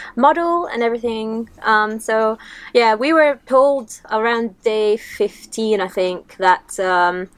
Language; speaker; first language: English; non-native, fluent; Italian